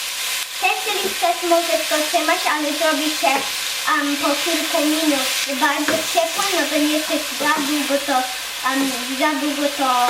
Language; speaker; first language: Polish; early bilingual, heritage; Polish